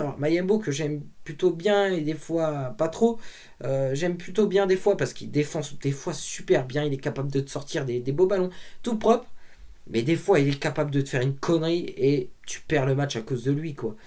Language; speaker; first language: French; native; French